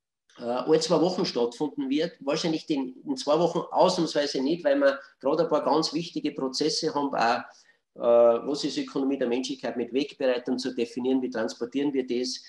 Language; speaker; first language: German; native; German